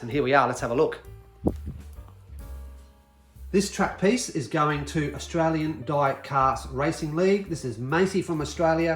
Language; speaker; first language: English; native; English